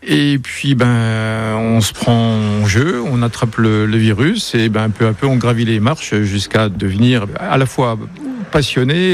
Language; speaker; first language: French; native; French